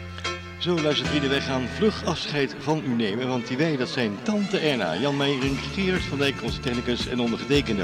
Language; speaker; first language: Dutch; native; Dutch